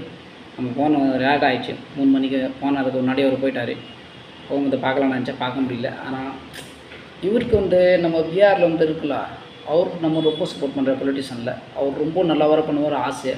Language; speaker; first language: Tamil; non-native, learner; Hindi